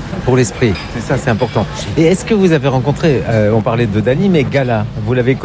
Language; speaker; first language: French; native; French